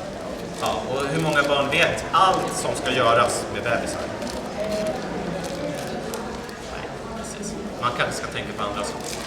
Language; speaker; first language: Swedish; native; Swedish